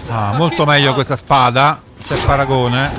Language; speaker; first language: Italian; native; Italian